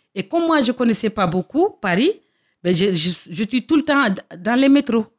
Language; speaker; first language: French; non-native, local second language; Fula